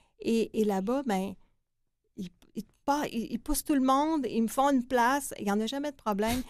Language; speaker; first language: French; native; French